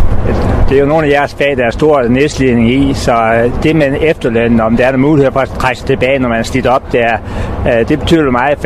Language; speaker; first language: Danish; native; Danish